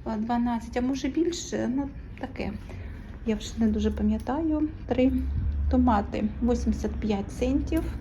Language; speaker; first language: Ukrainian; native; Ukrainian